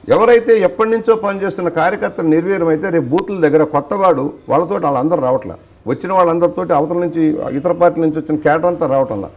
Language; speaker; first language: Telugu; native; Telugu